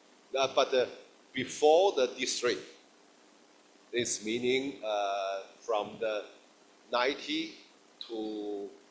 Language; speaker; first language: English; non-native, fluent; Indonesian